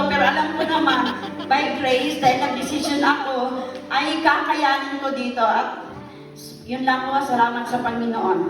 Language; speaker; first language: Filipino; non-native, local second language; Cebuano